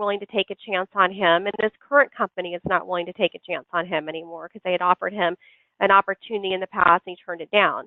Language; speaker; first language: English; native; English